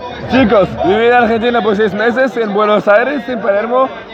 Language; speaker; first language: Spanish; non-native, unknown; Arabic